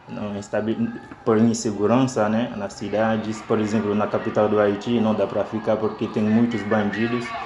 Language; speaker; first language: Portuguese; non-native, fluent; Haitian Creole